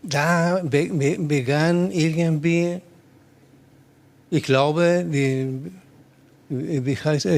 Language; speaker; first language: German; non-native, learner; Spanish